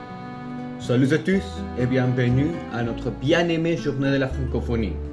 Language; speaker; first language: French; non-native, fluent; Spanish